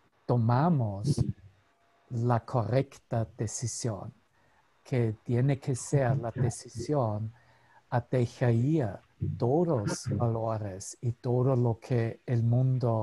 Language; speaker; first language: Spanish; non-native, fluent; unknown